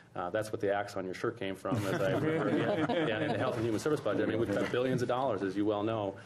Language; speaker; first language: English; native; English